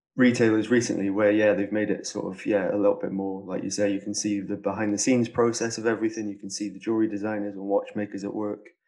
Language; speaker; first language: English; native; English